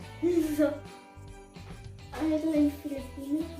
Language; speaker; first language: German; early bilingual, other home language; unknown